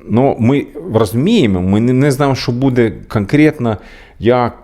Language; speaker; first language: Ukrainian; non-native, learner; Swedish